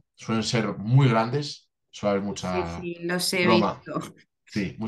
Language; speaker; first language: Spanish; native; Spanish